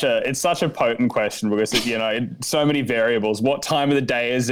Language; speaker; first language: English; native; English